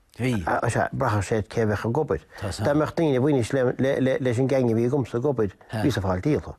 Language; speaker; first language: Irish; native; Irish